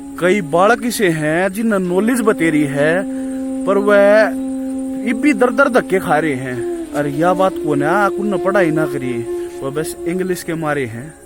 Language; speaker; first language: Hindi; native; Hindi